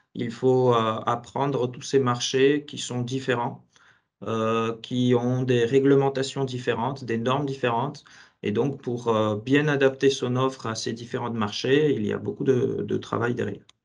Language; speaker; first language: French; non-native, fluent; Georgian